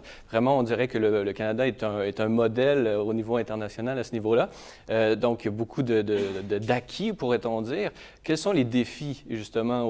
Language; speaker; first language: French; native; French